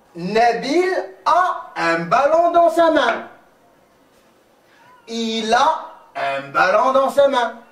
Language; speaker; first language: French; non-native, local second language; Arabic